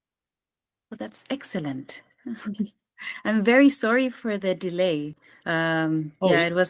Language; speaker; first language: English; non-native, fluent; Spanish